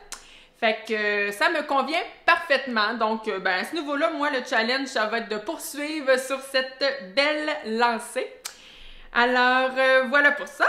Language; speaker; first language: French; native; French